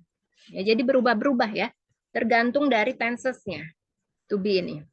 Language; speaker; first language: Indonesian; native; Indonesian